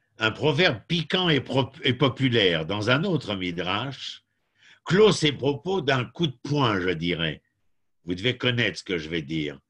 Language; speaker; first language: French; native; French